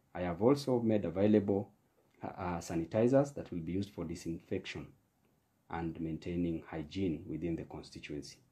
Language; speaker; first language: English; non-native, local second language; Luo (Kenya and Tanzania)